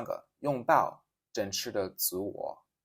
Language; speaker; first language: Chinese; non-native, fluent; English